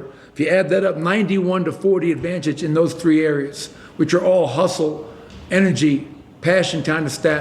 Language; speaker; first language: English; native; English